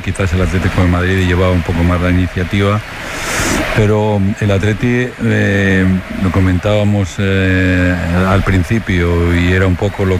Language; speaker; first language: Spanish; native; Spanish